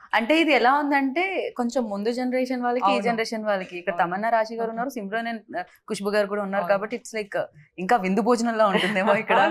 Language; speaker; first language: Telugu; native; Telugu